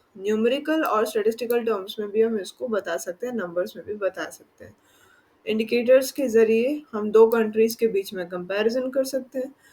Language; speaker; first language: Hindi; non-native, local second language; Gujarati